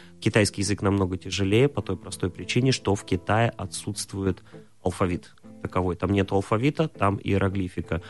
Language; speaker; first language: Russian; native; Russian